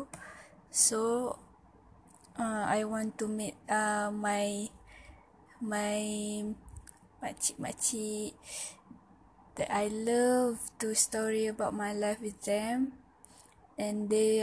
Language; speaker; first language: English; non-native, local second language; Malay